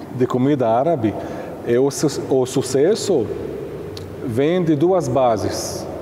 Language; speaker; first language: Portuguese; non-native, fluent; Arabic